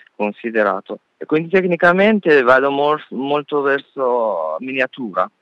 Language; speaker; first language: Italian; non-native, fluent; Persian